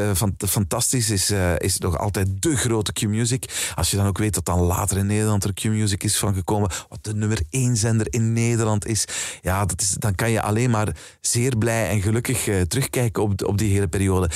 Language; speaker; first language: Dutch; native; Dutch